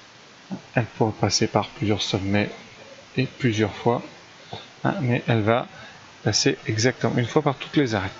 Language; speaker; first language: French; native; French